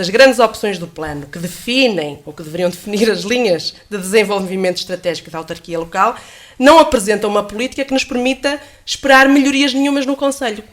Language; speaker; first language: Portuguese; native; Portuguese